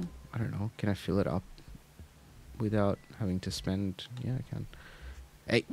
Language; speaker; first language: English; native; English